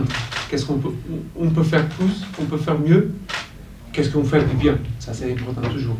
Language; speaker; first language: French; non-native, fluent; Portuguese